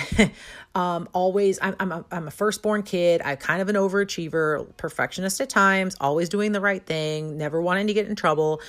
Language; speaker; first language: English; native; English